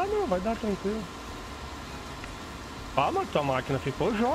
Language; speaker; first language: Portuguese; native; Portuguese